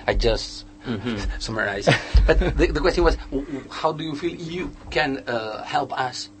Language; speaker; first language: English; non-native, learner; Catalan